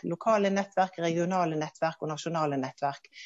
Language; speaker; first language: Norwegian; native; Norwegian